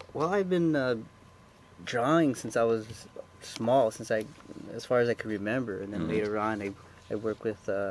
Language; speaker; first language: English; native; English